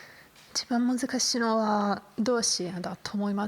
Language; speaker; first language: Japanese; non-native, learner; Italian